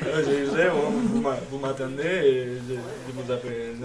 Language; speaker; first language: French; non-native, fluent; Spanish